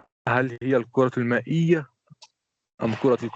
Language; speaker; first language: Arabic; non-native, fluent; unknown